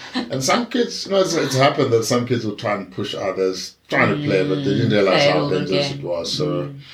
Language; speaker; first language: English; non-native, local second language; Tswana